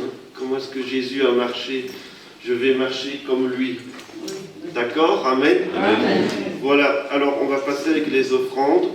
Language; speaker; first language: French; native; French